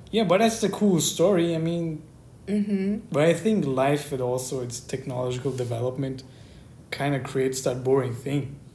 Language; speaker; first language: English; non-native, fluent; Persian